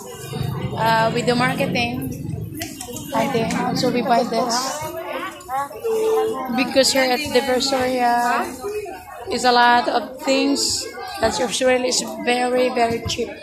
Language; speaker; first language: English; non-native, local second language; Cebuano